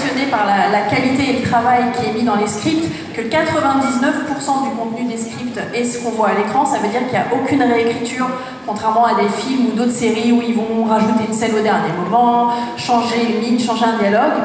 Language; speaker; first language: French; native; French